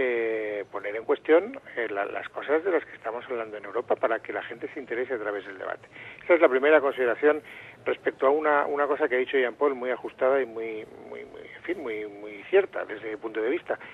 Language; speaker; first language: Spanish; native; Spanish